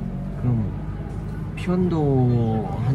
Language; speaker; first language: Korean; non-native, fluent; Thai